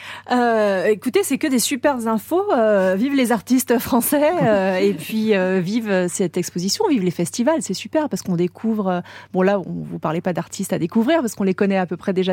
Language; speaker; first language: French; native; French